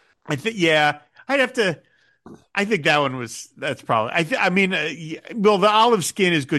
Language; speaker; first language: English; native; English